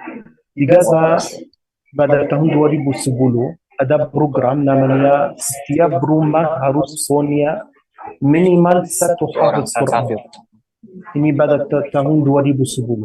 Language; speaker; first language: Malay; non-native, learner; Arabic